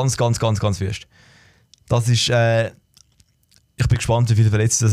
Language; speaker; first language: German; native; German